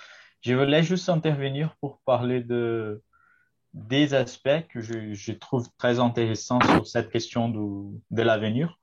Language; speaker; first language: French; non-native, fluent; Portuguese